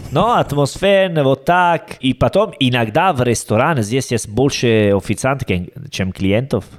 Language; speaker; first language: Russian; non-native, learner; Italian